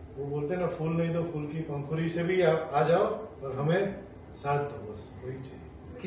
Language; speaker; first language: Hindi; non-native, local second language; Marathi